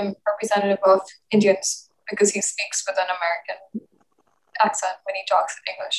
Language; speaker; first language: English; non-native, local second language; Urdu